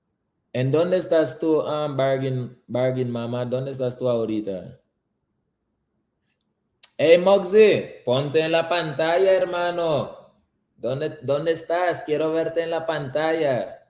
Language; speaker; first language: Spanish; early bilingual, heritage; Spanish